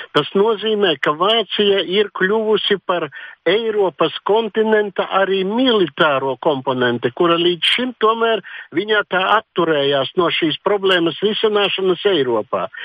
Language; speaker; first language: Latvian; native; Latvian